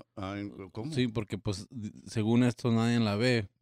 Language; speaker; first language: Spanish; early bilingual, heritage; Spanish